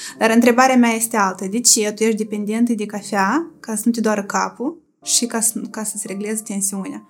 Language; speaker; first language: Romanian; native; Romanian